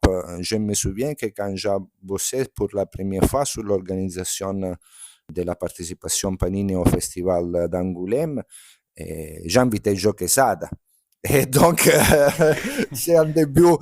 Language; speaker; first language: French; non-native, fluent; Italian